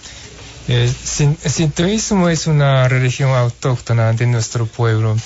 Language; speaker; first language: Spanish; non-native, fluent; Japanese